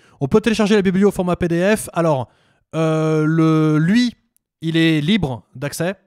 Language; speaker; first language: French; native; French